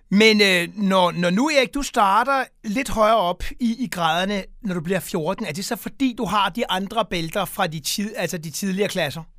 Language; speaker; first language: Danish; native; Danish